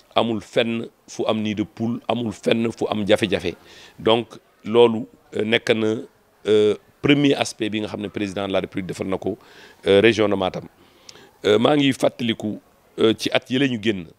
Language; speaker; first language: French; non-native, local second language; Fula